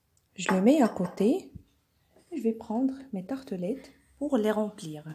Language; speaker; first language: French; non-native, local second language; Arabic